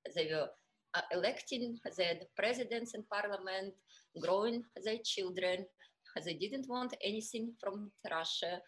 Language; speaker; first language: English; non-native, fluent; Russian